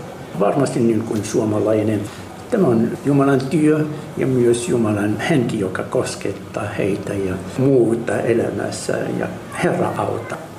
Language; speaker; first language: Finnish; non-native, learner; Arabic